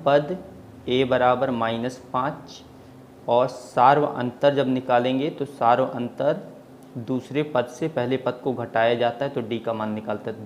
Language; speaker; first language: Hindi; native; Hindi